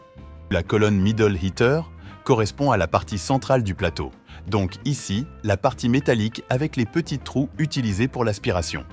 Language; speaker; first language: French; native; French